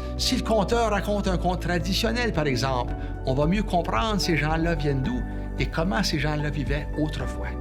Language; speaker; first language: French; native; French